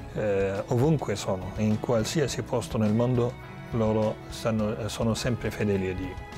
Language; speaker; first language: Italian; non-native, fluent; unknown